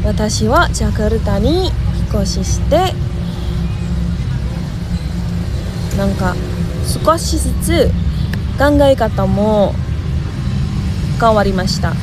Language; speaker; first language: Japanese; non-native, learner; Indonesian